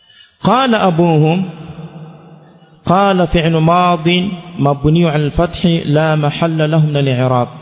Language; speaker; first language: Arabic; non-native, fluent; Swahili